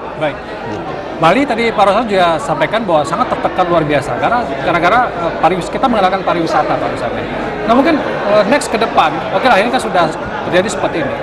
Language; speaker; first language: Indonesian; native; Indonesian